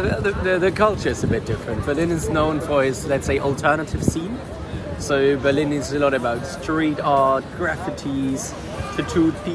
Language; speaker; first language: English; non-native, fluent; German